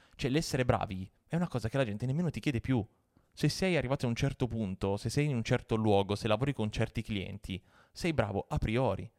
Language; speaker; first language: Italian; native; Italian